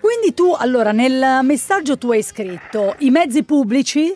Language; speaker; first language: Italian; native; Italian